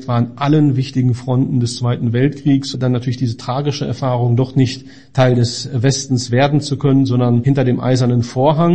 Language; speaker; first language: German; native; German